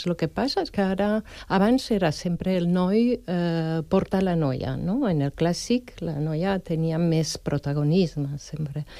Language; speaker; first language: Catalan; non-native, fluent; French